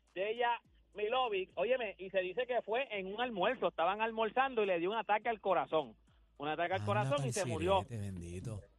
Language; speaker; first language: Spanish; native; Spanish